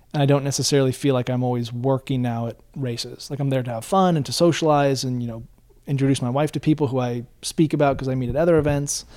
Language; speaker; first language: English; native; English